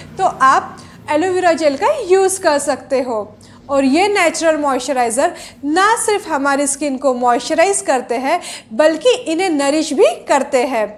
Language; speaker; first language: Hindi; non-native, local second language; Marathi